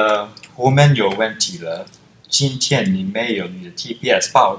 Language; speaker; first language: Chinese; non-native, learner; English